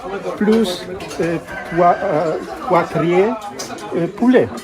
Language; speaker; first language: French; non-native, learner; Polish